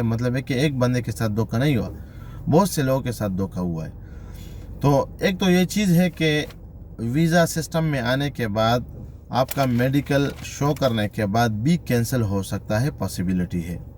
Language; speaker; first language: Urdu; non-native, local second language; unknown